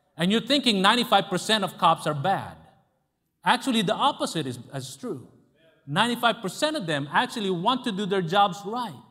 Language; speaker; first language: English; non-native, local second language; Filipino